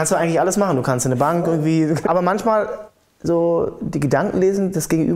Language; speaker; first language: German; native; German